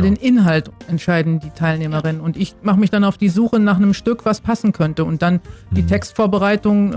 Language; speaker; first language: German; native; German